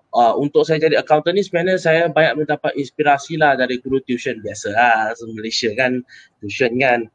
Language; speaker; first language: Malay; non-native, local second language; Chinese